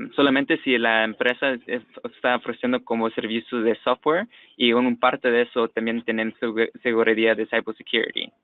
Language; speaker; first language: Spanish; non-native, fluent; English